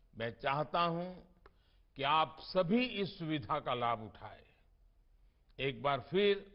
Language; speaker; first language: Hindi; non-native, local second language; Gujarati